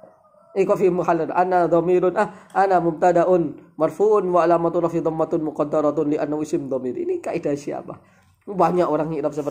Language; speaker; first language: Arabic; non-native, fluent; Indonesian